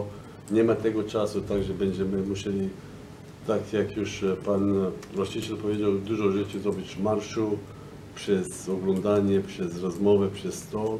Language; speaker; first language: Polish; non-native, fluent; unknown